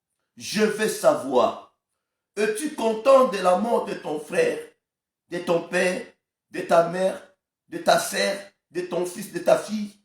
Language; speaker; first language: French; non-native, local second language; Lingala